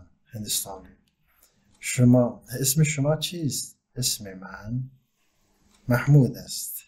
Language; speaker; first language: Persian; non-native, fluent; Turkish